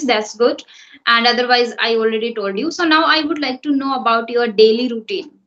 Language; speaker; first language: English; non-native, fluent; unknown